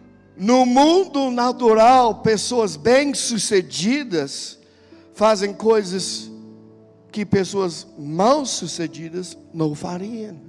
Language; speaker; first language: Portuguese; non-native, fluent; English